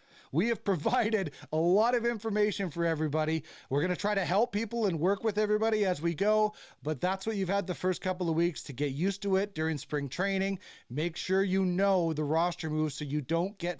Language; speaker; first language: English; native; English